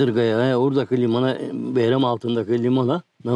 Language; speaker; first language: Turkish; native; Turkish